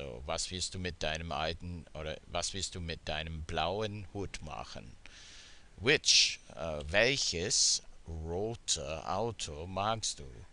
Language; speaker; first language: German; non-native, fluent; English